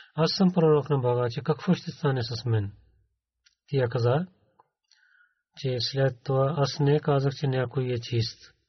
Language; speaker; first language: Bulgarian; non-native, learner; Urdu